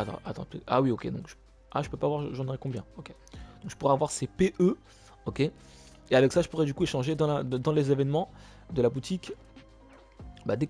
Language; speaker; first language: French; native; French